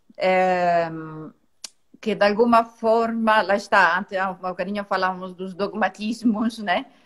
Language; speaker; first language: Portuguese; non-native, fluent; Italian